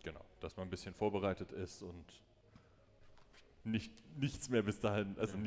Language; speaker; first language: German; native; German